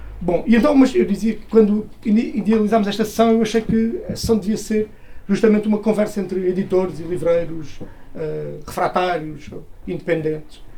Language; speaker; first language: Portuguese; native; Portuguese